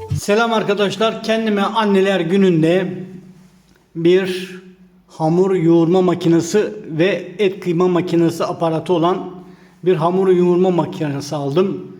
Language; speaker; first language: Turkish; native; Turkish